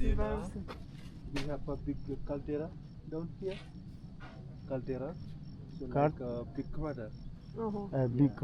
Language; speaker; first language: English; non-native, learner; Indonesian